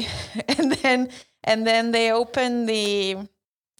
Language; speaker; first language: English; non-native, fluent; Lithuanian